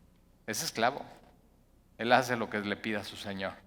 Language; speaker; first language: Spanish; native; Spanish